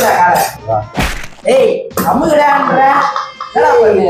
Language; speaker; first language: Tamil; native; Tamil